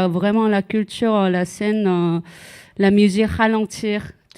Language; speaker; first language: French; non-native, fluent; Korean